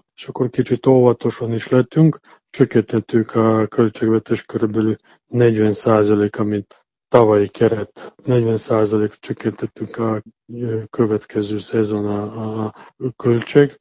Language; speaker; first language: Hungarian; non-native, fluent; Serbian